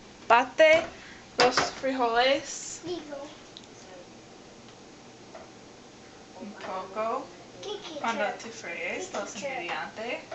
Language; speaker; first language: Spanish; non-native, learner; English